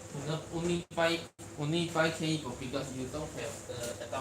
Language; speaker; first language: English; non-native, learner; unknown